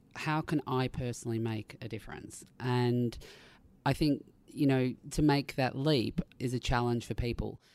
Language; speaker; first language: English; native; English